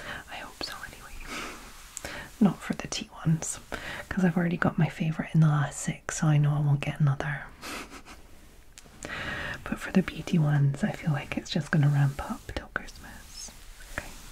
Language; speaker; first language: English; native; English